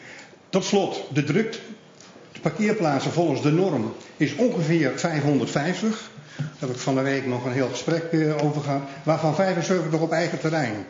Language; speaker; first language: Dutch; native; Dutch